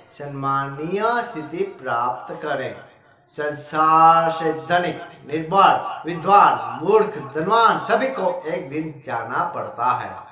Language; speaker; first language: Hindi; non-native, local second language; Gujarati